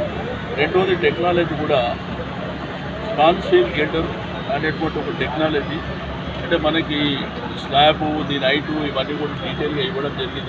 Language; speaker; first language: Telugu; native; Telugu